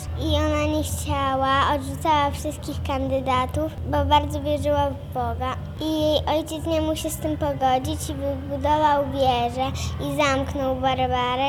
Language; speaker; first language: Polish; native; Polish